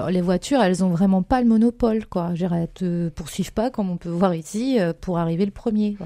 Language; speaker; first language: French; native; French